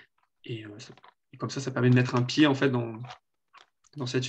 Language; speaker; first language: French; native; French